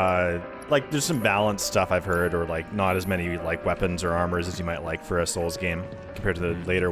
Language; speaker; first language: English; native; English